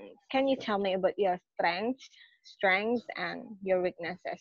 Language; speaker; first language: English; non-native, fluent; Indonesian